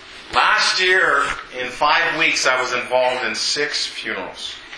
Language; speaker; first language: English; native; English